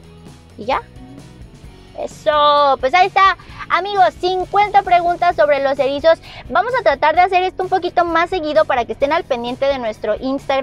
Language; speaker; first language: Spanish; native; Spanish